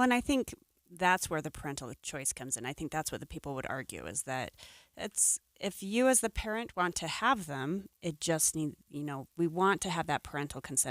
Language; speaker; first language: English; native; English